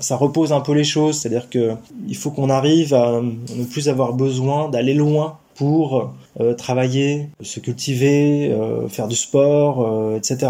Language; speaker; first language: French; native; French